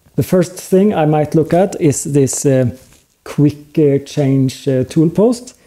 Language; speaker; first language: English; non-native, fluent; Norwegian